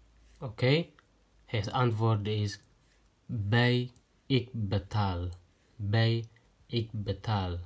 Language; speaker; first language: Dutch; non-native, fluent; Tigrinya